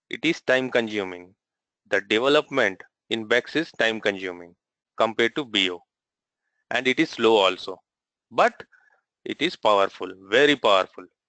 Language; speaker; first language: English; non-native, local second language; Telugu